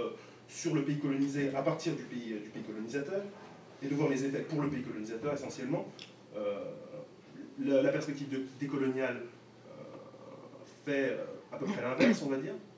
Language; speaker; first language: French; native; French